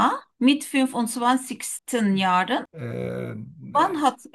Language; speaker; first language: German; non-native, learner; Turkish